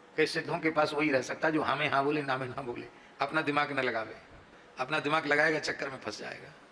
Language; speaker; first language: Hindi; native; Hindi